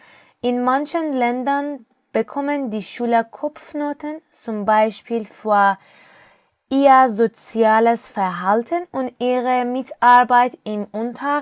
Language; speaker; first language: German; non-native, fluent; Persian